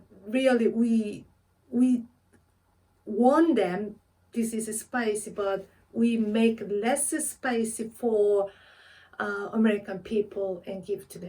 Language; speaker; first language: English; non-native, learner; Korean